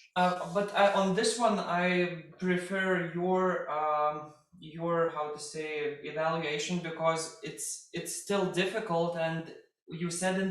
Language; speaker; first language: English; non-native, fluent; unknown